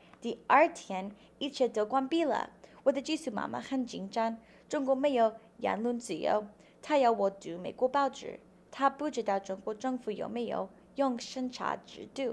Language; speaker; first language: Chinese; non-native, learner; English